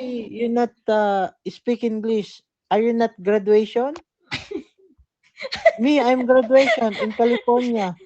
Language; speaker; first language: English; non-native, learner; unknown